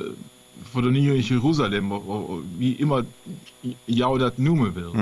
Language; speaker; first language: Dutch; non-native, learner; German